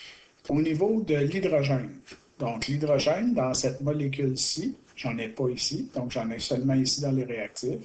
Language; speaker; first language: French; native; French